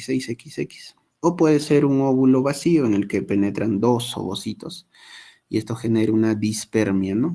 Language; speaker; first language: Spanish; native; Spanish